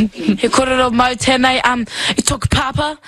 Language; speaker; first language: Māori; non-native, learner; English